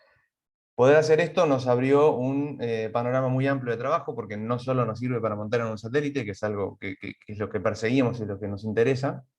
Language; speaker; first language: Spanish; native; Spanish